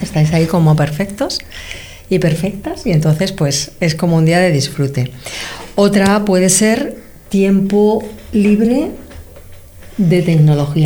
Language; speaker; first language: Spanish; native; Spanish